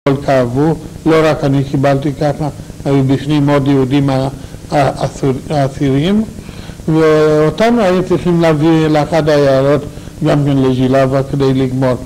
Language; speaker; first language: Hebrew; non-native, fluent; Romanian